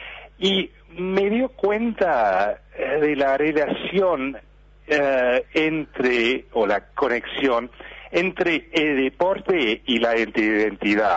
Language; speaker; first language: Spanish; early bilingual, heritage; Spanish